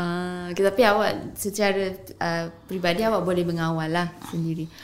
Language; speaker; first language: Malay; native; Malay